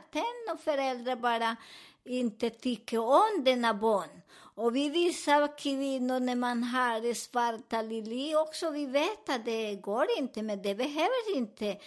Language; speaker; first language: Swedish; non-native, fluent; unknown